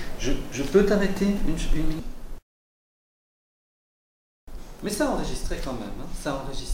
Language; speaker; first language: French; non-native, fluent; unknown